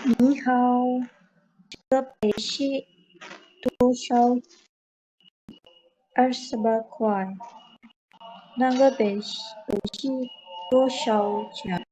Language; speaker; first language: Chinese; non-native, learner; Indonesian